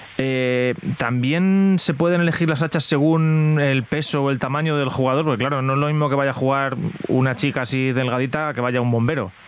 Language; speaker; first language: Spanish; native; Spanish